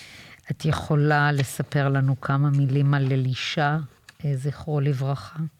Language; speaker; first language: Hebrew; native; Hebrew